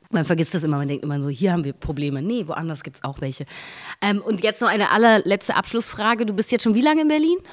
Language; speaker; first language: German; native; German